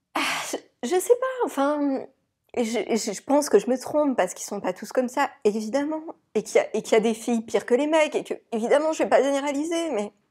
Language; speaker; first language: French; native; French